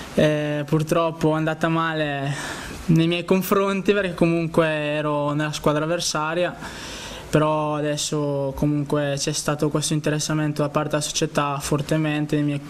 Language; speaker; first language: Italian; early bilingual, other home language; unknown